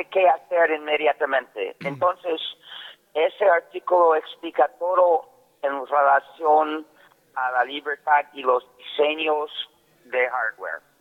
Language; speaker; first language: Spanish; non-native, fluent; English